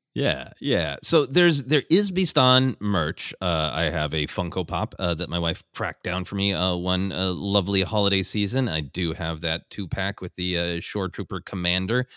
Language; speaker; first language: English; native; English